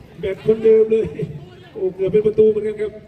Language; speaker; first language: Thai; native; Thai